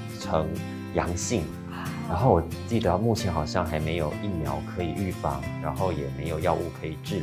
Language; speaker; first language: Chinese; native; Chinese